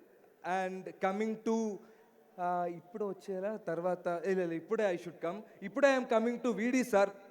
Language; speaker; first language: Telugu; non-native, learner; Malayalam